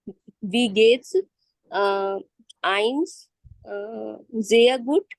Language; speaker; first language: German; non-native, learner; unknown